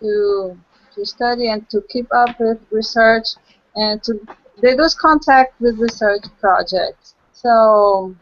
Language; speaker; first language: English; non-native, local second language; Portuguese